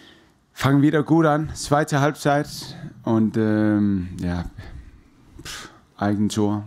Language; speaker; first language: German; non-native, fluent; Danish